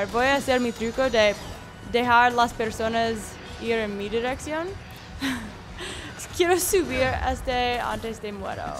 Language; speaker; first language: Spanish; non-native, learner; English